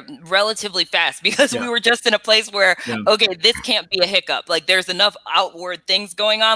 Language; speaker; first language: English; native; English